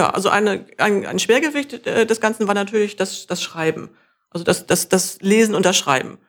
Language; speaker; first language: German; native; German